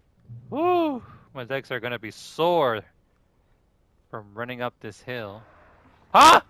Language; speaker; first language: English; native; English